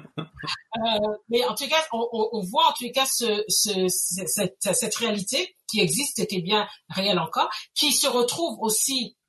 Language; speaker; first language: French; native; French